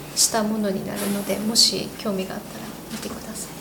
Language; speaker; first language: Japanese; native; Japanese